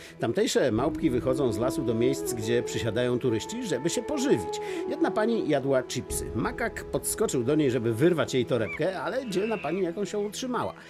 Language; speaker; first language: Polish; native; Polish